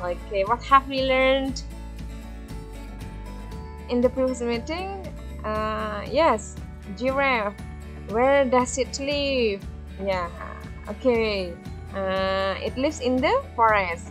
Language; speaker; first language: English; non-native, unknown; Indonesian